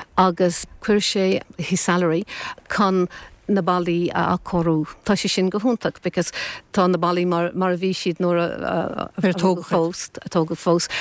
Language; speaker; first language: Irish; non-native, local second language; English